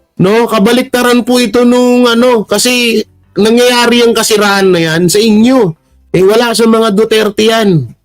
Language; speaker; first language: Filipino; non-native, local second language; Hiligaynon